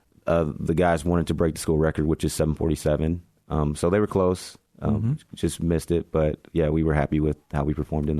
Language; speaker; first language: English; native; English